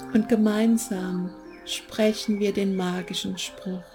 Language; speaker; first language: German; native; German